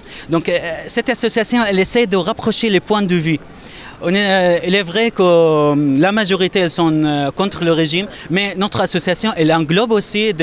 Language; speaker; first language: French; non-native, fluent; Arabic